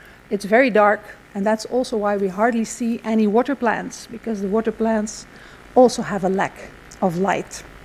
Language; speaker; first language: English; non-native, fluent; Dutch